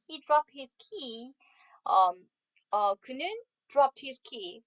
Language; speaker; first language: English; non-native, fluent; Korean